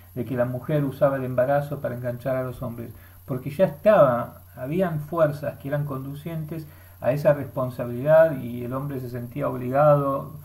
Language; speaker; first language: Spanish; early bilingual, heritage; Spanish